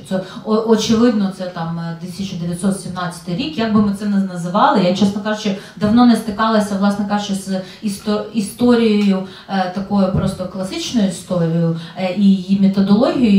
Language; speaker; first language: Ukrainian; native; Ukrainian